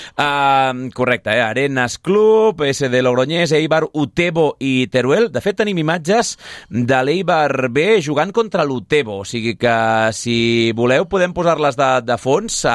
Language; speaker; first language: Catalan; native; Catalan